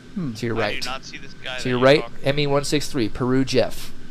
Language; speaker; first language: English; native; English